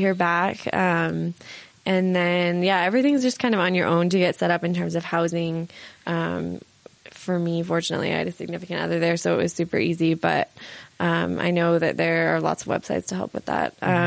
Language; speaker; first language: English; native; English